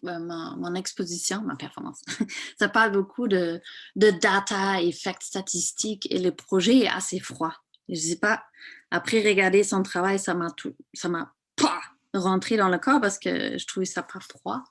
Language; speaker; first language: French; non-native, fluent; German